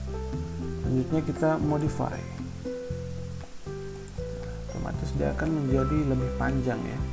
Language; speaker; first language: Indonesian; native; Indonesian